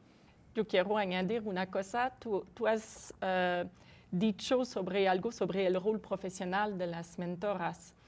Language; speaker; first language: Spanish; non-native, fluent; French